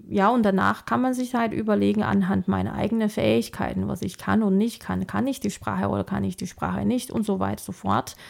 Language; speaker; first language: German; non-native, fluent; Chinese